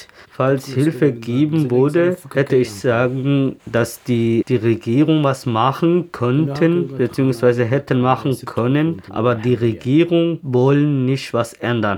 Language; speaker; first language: German; non-native, learner; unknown